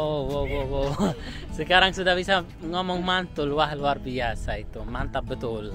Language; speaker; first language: Indonesian; non-native, learner; Arabic